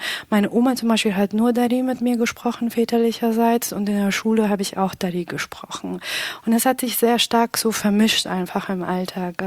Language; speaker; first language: German; early bilingual, other home language; Pashto